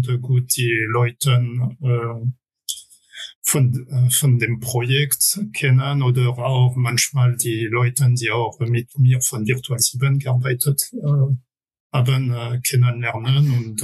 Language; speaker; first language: German; non-native, fluent; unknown